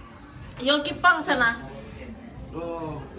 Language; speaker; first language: Korean; non-native, learner; Filipino